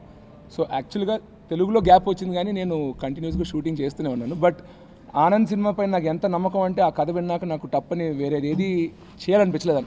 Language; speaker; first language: Telugu; native; Telugu